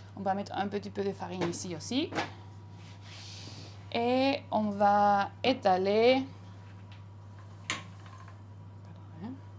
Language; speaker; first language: French; non-native, fluent; Spanish